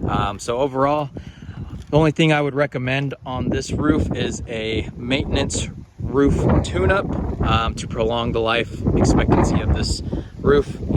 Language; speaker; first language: English; native; English